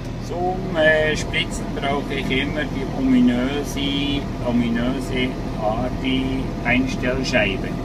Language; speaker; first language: German; native; German